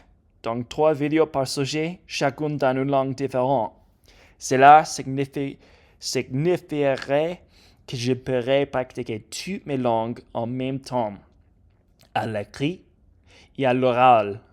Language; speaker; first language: French; non-native, learner; English